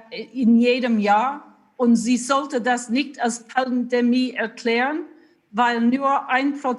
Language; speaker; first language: German; non-native, learner; English